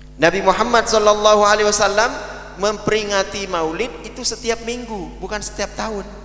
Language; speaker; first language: Indonesian; non-native, local second language; Madurese